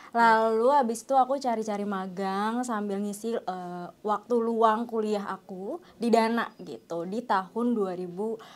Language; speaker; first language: Indonesian; native; Indonesian